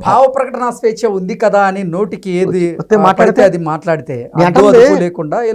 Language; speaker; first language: Telugu; native; Telugu